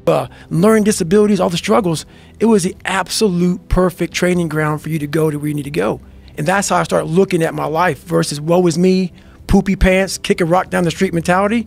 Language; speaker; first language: English; native; English